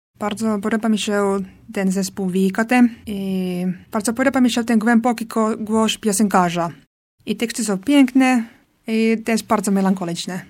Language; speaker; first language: Polish; non-native, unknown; Finnish